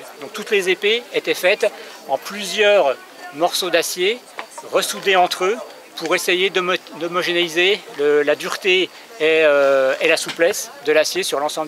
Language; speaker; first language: French; native; French